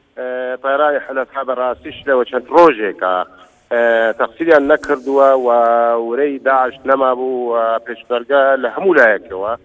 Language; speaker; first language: Central Kurdish; non-native, local second language; Kurdish